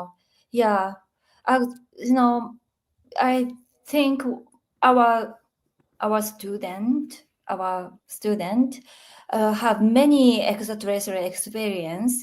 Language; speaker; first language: English; non-native, learner; Japanese